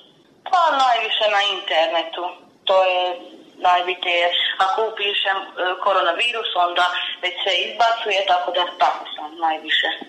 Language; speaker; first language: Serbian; non-native, local second language; Hungarian